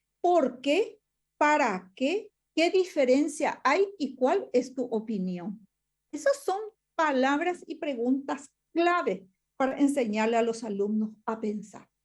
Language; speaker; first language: Spanish; non-native, local second language; Guarani